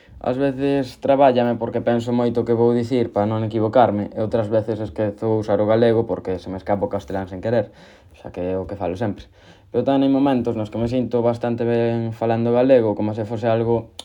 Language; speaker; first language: Galician; non-native, local second language; Spanish